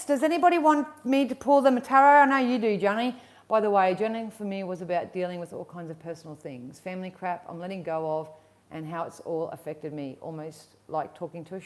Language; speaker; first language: English; native; English